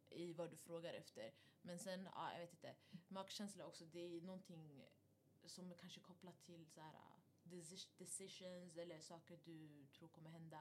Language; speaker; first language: Swedish; early bilingual, other home language; Arabic